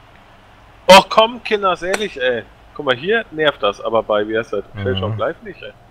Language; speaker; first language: German; native; German